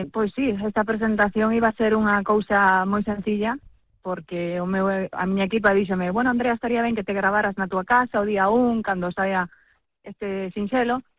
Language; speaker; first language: Galician; non-native, local second language; Spanish